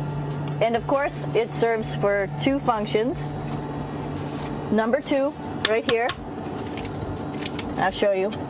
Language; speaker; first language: English; native; English